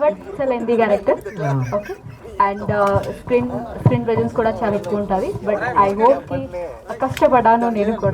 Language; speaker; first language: Telugu; non-native, local second language; Odia